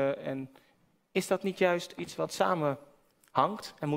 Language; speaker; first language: Dutch; native; Dutch